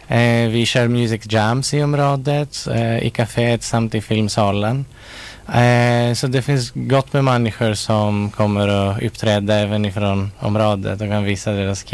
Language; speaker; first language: Swedish; non-native, local second language; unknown